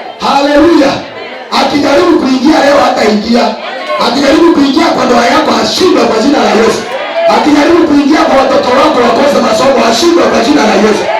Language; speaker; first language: Swahili; non-native, local second language; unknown